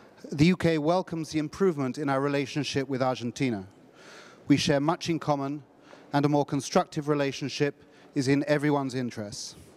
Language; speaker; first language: English; native; English